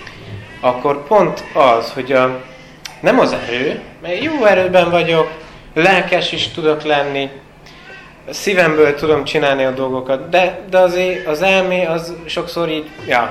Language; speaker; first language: Hungarian; non-native, fluent; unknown